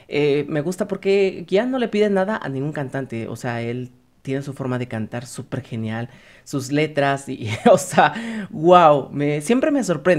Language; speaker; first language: Spanish; native; Spanish